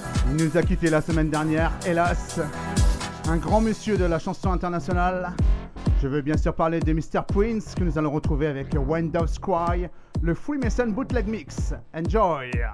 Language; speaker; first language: French; native; French